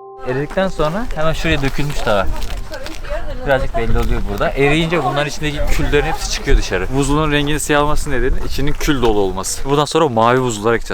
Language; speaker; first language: Turkish; native; Turkish